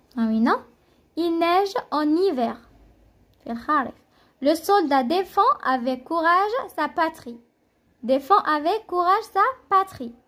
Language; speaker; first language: French; non-native, local second language; Arabic